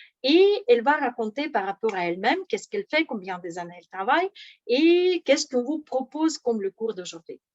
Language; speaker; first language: French; non-native, fluent; Russian